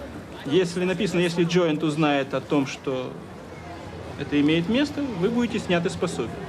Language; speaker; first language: Russian; native; Russian